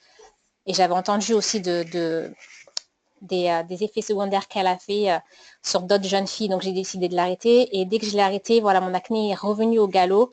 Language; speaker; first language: French; native; French